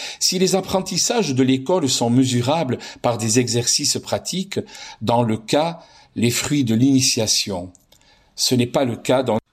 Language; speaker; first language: French; native; French